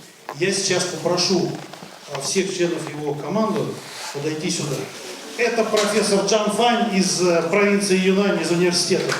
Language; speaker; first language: Russian; native; Russian